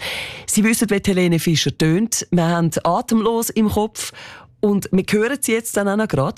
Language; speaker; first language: German; native; German